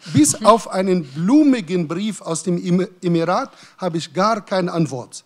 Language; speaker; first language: German; non-native, fluent; Arabic